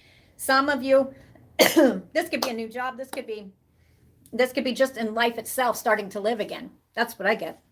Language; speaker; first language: English; native; English